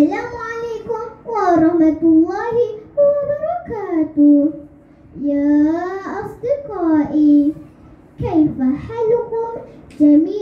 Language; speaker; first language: Arabic; non-native, learner; Malay